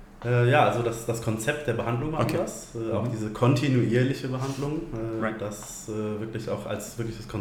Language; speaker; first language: German; native; German